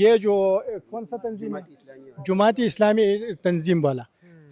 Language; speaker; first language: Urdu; non-native, local second language; Pashto